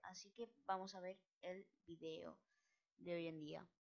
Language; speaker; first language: Spanish; native; Spanish